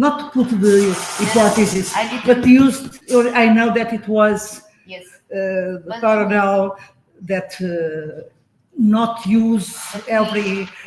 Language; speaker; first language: English; non-native, fluent; Portuguese